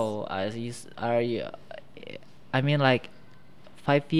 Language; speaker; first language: English; non-native, fluent; Indonesian